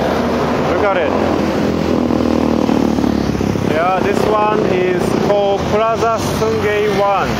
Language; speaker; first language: English; non-native, fluent; Japanese